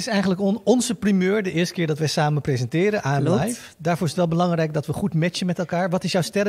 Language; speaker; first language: Dutch; native; Dutch